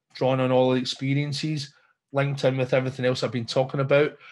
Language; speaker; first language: English; native; English